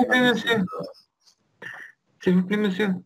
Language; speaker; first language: French; non-native, local second language; Arabic